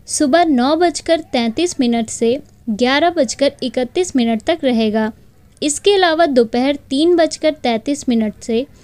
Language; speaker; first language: Hindi; native; Hindi